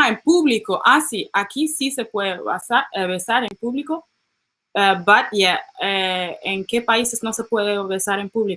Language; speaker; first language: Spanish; non-native, learner; English